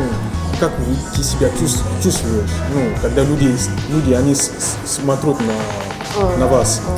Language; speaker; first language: Russian; non-native, learner; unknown